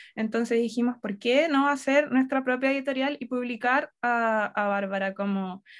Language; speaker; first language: Spanish; native; Spanish